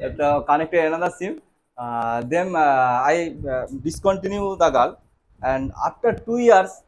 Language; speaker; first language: English; non-native, learner; Bangla